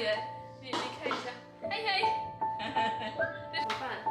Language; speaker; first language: Chinese; non-native, fluent; Swedish